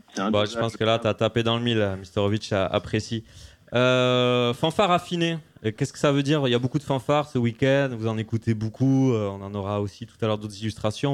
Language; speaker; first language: French; native; French